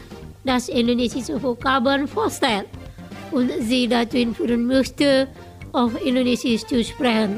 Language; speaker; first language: German; non-native, fluent; Indonesian